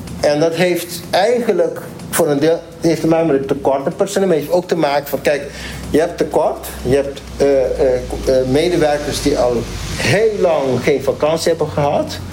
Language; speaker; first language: Dutch; non-native, local second language; Papiamento